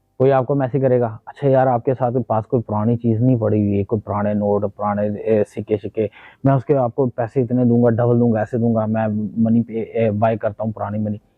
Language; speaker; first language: Urdu; non-native, local second language; Punjabi